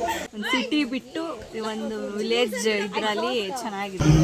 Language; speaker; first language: Kannada; native; Kannada